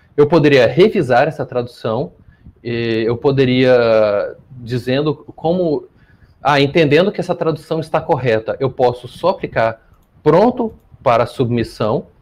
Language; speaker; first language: Portuguese; native; Portuguese